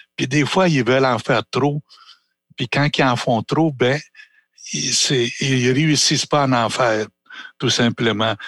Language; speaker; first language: French; non-native, local second language; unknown